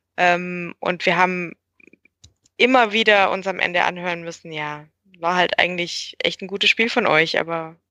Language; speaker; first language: German; native; German